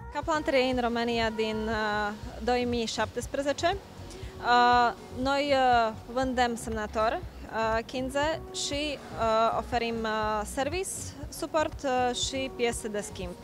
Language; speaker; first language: Romanian; non-native, learner; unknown